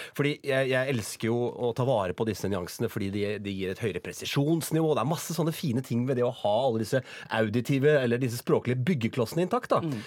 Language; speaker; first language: Norwegian; native; Norwegian